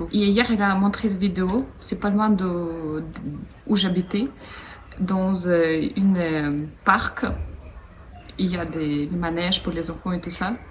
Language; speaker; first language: French; non-native, fluent; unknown